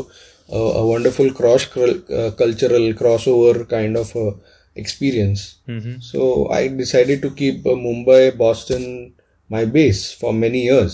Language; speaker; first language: English; non-native, local second language; Marathi